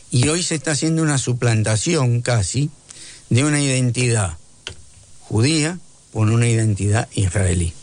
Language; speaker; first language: Spanish; native; Spanish